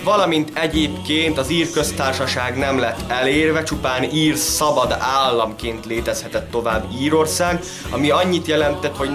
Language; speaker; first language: Hungarian; native; Hungarian